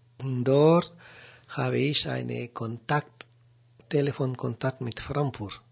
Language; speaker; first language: German; non-native, learner; Spanish